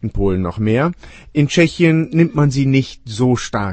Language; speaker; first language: German; native; German